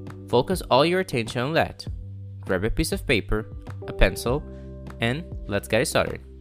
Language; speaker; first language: English; non-native, fluent; Portuguese